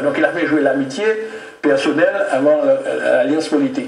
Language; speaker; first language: French; native; French